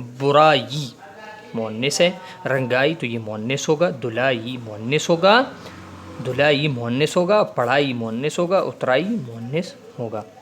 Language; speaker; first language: Urdu; non-native, local second language; Pashto